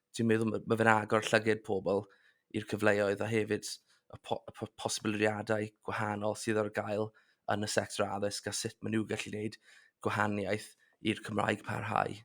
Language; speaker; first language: Welsh; non-native, local second language; English